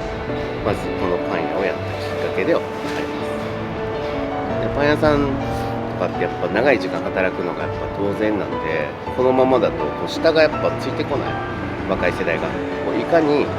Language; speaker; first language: Japanese; native; Japanese